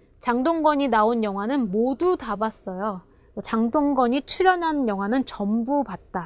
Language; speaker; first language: Korean; native; Korean